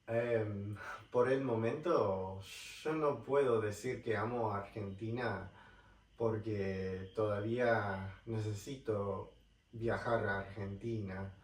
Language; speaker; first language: Spanish; non-native, fluent; English